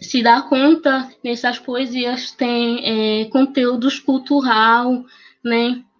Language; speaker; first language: Portuguese; non-native, fluent; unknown